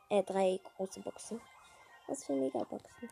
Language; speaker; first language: German; native; German